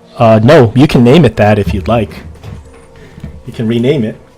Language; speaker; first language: English; native; English